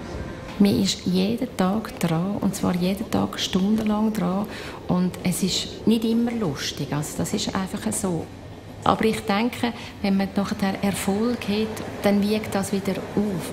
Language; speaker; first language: German; native; German